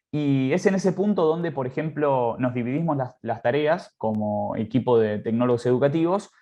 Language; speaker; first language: Spanish; native; Spanish